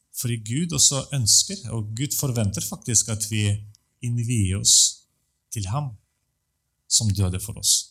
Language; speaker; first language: Norwegian; non-native, fluent; Russian